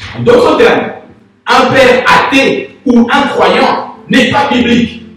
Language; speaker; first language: French; non-native, local second language; Lingala